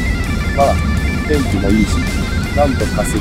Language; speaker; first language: Japanese; native; Japanese